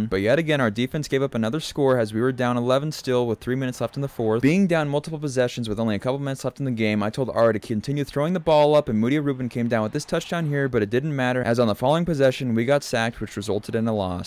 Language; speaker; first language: English; native; English